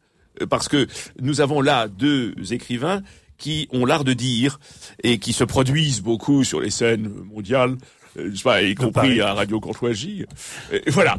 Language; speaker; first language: French; native; French